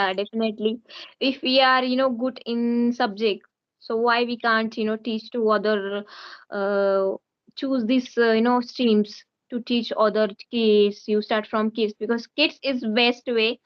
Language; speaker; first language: English; non-native, learner; Hindi